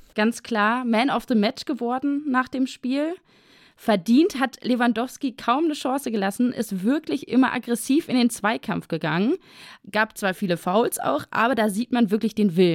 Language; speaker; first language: German; native; German